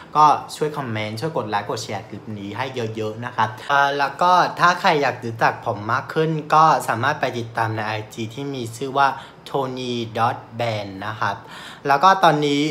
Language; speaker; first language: Thai; non-native, fluent; Vietnamese